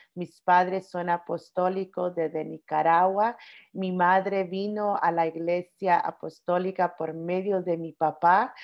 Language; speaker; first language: Spanish; early bilingual, heritage; Spanish